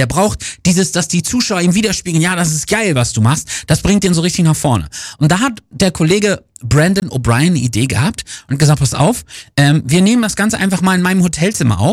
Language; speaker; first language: German; native; German